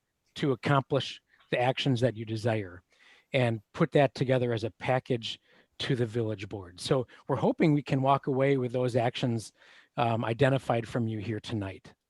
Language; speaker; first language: English; native; English